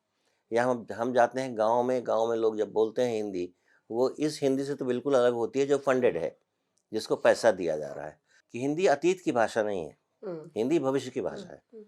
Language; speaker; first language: Hindi; native; Hindi